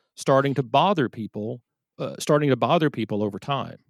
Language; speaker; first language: English; native; English